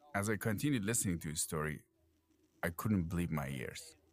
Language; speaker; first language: English; non-native, fluent; Persian